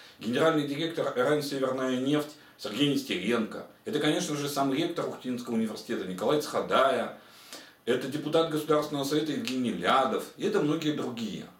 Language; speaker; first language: Russian; native; Russian